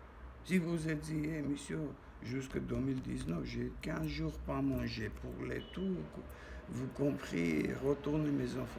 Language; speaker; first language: French; non-native, learner; Armenian